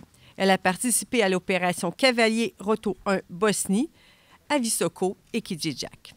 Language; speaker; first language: French; native; French